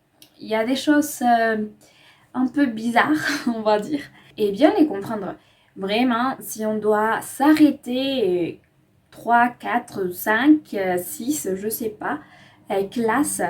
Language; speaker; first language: French; non-native, fluent; Spanish